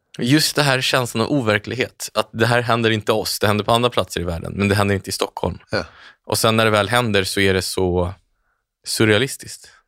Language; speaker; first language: Swedish; native; Swedish